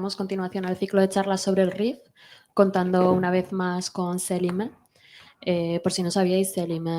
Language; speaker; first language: Spanish; native; Spanish